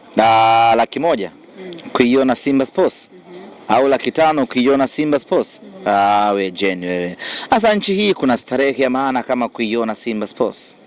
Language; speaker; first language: Swahili; native; Swahili